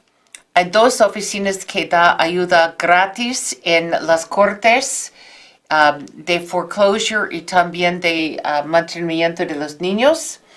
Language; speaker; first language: Spanish; non-native, fluent; English